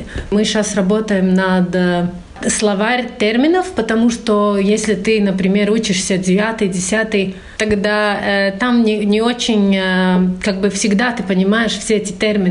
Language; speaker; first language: Russian; non-native, fluent; Latvian